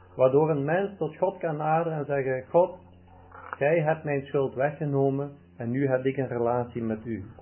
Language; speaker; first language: Dutch; native; Dutch